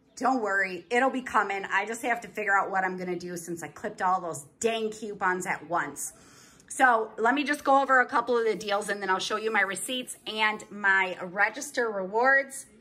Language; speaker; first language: English; native; English